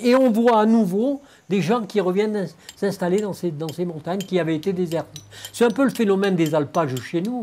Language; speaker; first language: French; native; French